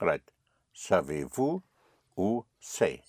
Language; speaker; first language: French; non-native, fluent; English